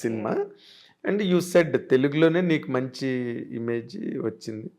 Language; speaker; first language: Telugu; native; Telugu